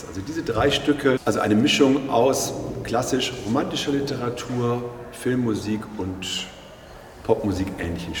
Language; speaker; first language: German; native; German